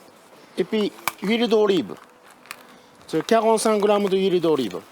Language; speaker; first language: French; non-native, learner; Japanese